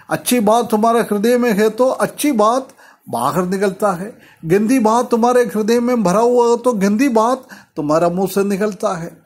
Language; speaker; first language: Hindi; non-native, local second language; Malayalam